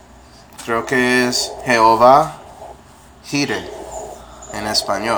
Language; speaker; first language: Spanish; non-native, fluent; English